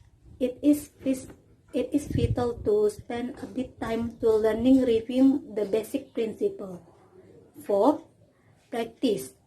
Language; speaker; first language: English; non-native, learner; Indonesian